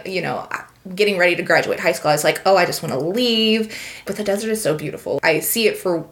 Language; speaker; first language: English; native; English